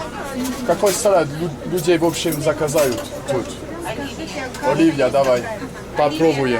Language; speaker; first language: Russian; non-native, learner; French